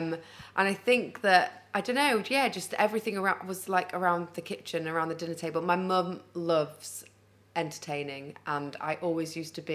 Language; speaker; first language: English; native; English